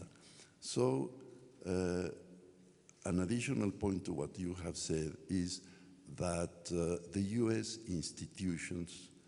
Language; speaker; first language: English; non-native, fluent; Spanish